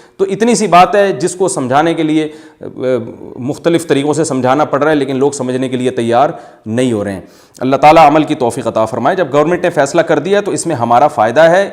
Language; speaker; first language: Urdu; native; Urdu